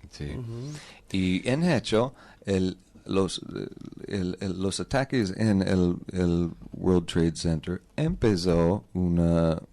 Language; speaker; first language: Spanish; non-native, learner; English